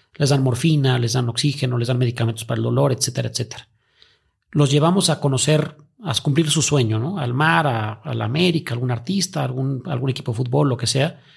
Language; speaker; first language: Spanish; native; Spanish